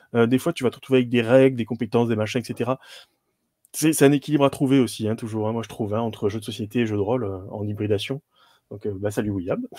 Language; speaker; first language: French; native; French